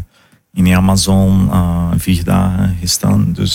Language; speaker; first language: Dutch; non-native, fluent; Portuguese